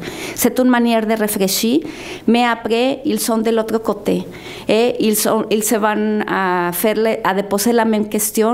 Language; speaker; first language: French; non-native, fluent; Spanish